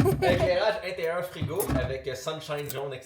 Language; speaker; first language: French; native; French